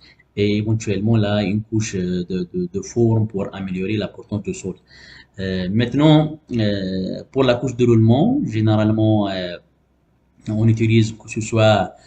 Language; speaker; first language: French; non-native, local second language; Arabic